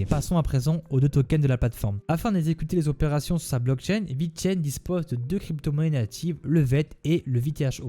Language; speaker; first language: French; native; French